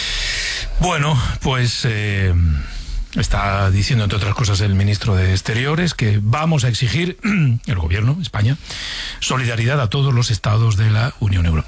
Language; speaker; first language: Spanish; native; Spanish